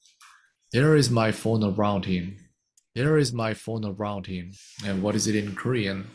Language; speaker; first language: English; non-native, fluent; Korean